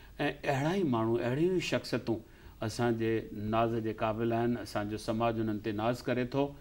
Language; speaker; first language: Sindhi; early bilingual, heritage; Sindhi